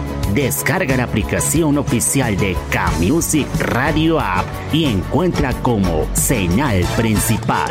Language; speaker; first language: Spanish; native; Spanish